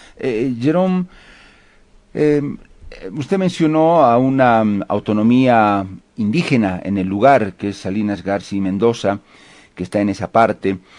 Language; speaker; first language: Spanish; native; Spanish